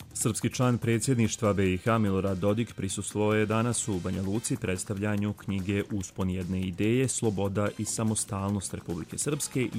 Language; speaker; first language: Croatian; native; Croatian